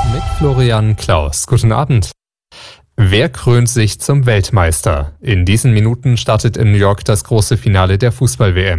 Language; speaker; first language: German; native; German